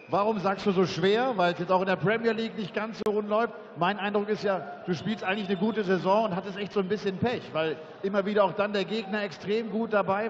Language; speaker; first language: German; native; German